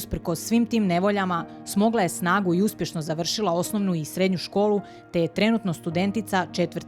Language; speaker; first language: Croatian; native; Croatian